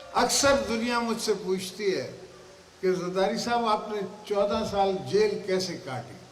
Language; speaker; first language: Urdu; non-native, local second language; Saraiki